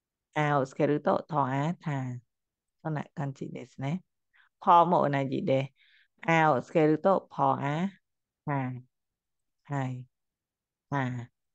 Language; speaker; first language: Japanese; non-native, fluent; Khmer